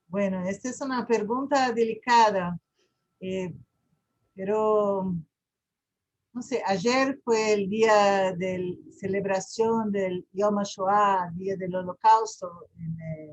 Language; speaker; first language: Spanish; non-native, fluent; Portuguese